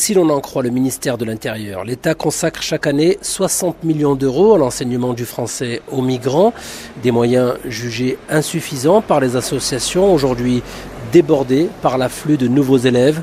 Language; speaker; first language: French; native; French